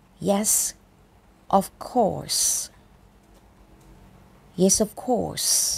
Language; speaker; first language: English; non-native, fluent; Thai